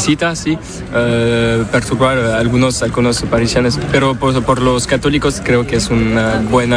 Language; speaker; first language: Spanish; non-native, learner; French